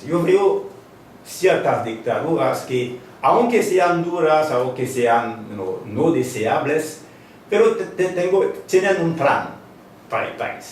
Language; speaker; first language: Spanish; non-native, fluent; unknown